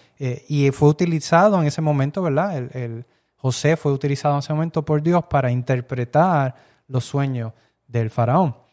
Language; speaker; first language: Spanish; early bilingual, heritage; Spanish